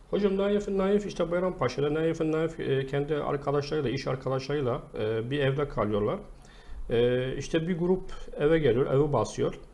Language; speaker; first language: Turkish; non-native, fluent; Arabic